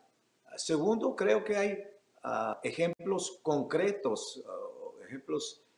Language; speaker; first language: Spanish; early bilingual, heritage; Spanish